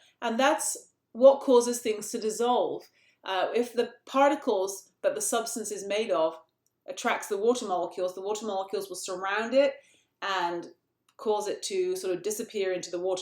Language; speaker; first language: English; native; English